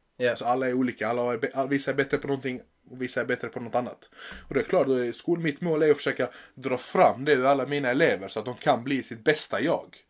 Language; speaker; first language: Swedish; native; Swedish